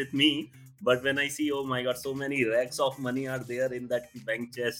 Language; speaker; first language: English; non-native, local second language; Hindi